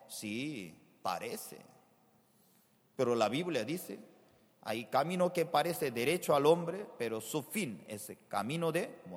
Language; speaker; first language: Spanish; non-native, fluent; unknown